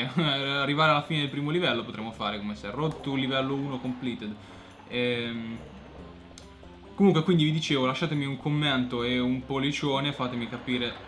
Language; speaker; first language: Italian; native; Italian